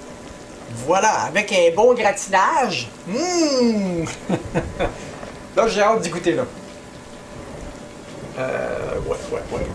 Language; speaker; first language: French; native; French